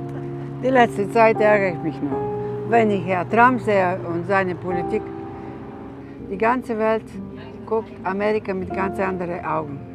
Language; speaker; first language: German; non-native, fluent; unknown